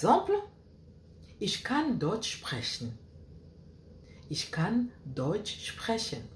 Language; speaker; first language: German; non-native, fluent; French